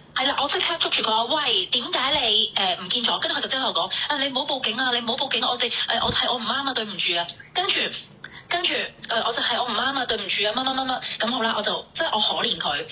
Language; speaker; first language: Cantonese; native; Cantonese